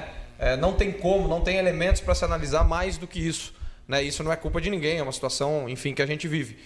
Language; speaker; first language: Portuguese; native; Portuguese